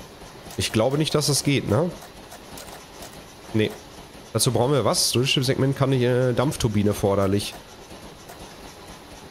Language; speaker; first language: German; native; German